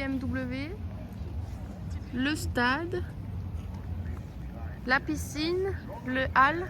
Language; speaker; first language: French; native; French